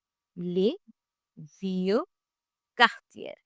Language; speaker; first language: French; non-native, fluent; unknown